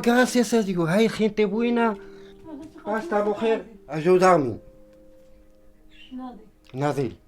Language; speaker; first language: Spanish; non-native, learner; Arabic